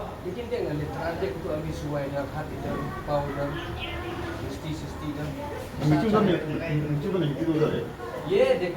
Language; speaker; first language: Hindi; non-native, local second language; Khasi